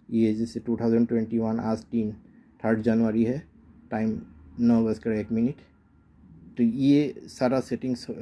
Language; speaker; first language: Hindi; non-native, local second language; Assamese